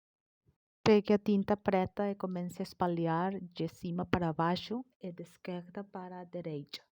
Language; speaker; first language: Portuguese; non-native, learner; Spanish